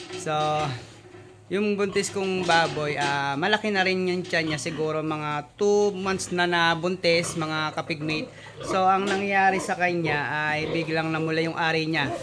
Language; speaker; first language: Filipino; native; Filipino